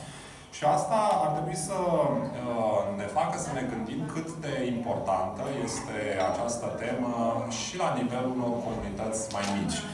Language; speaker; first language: Romanian; native; Romanian